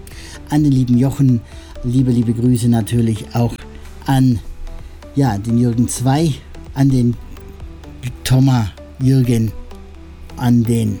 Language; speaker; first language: German; native; German